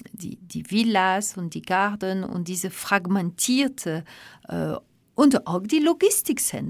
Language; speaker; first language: German; non-native, fluent; French